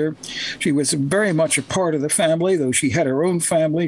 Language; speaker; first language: English; native; English